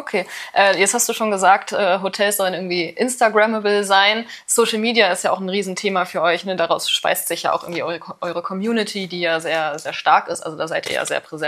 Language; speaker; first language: German; native; German